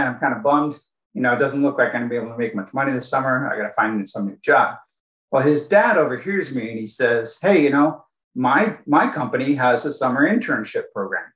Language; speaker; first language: English; native; English